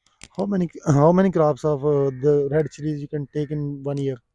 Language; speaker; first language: English; non-native, local second language; Punjabi